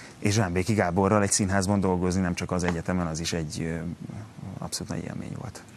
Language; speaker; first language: Hungarian; native; Hungarian